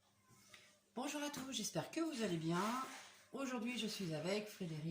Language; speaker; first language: French; native; French